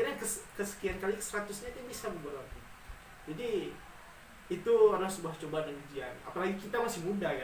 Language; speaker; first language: Indonesian; native; Indonesian